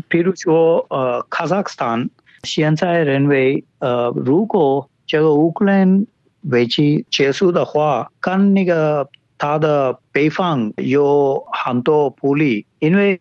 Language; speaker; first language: Chinese; non-native, fluent; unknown